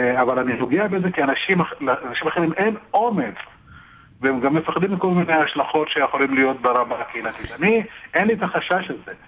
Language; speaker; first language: Hebrew; early bilingual, other home language; Amharic